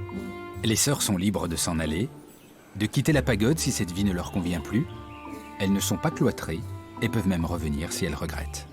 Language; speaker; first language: French; native; French